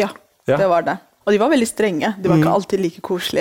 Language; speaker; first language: Norwegian; early bilingual, other home language; Tigrinya